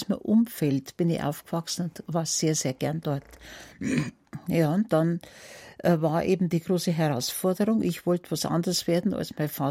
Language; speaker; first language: German; native; German